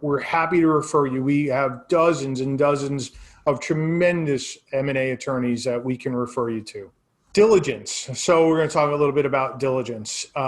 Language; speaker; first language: English; native; English